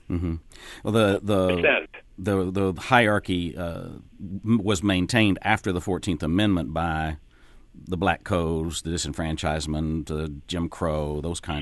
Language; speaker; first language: English; native; English